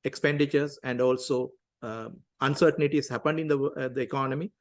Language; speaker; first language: English; non-native, local second language; Tamil